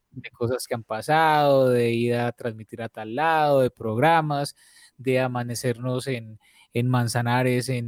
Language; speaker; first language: Spanish; native; Spanish